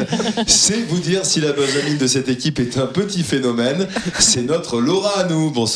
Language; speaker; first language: French; native; French